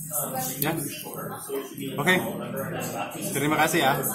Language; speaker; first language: Indonesian; non-native, learner; English